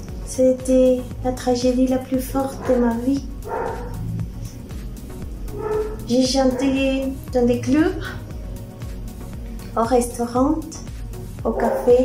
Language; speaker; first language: French; non-native, fluent; Spanish